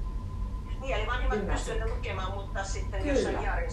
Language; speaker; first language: Finnish; non-native, fluent; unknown